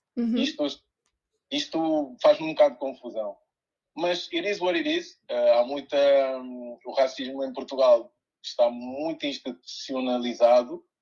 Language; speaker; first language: Portuguese; early bilingual, other home language; Upper Guinea Crioulo